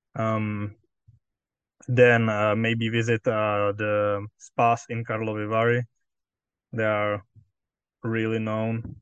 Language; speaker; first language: English; non-native, fluent; Czech